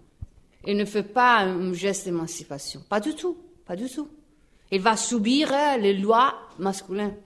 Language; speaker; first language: French; non-native, fluent; Italian